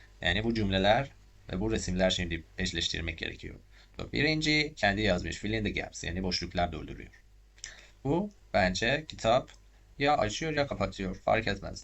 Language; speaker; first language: Turkish; non-native, learner; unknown